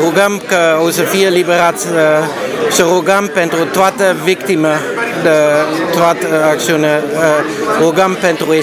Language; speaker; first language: Romanian; non-native, learner; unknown